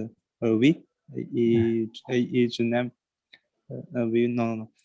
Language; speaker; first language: French; non-native, learner; Chinese